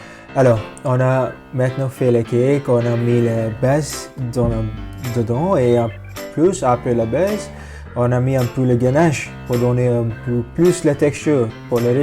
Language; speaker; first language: French; non-native, fluent; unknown